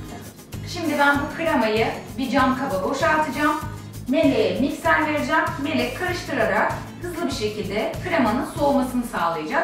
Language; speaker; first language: Turkish; native; Turkish